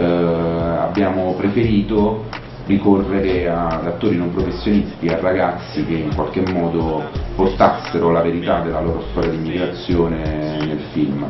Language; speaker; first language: Italian; native; Italian